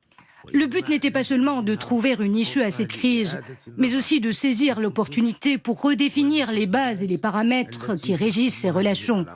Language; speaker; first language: French; non-native, local second language; Arabic